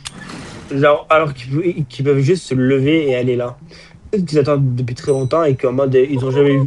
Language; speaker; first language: French; native; French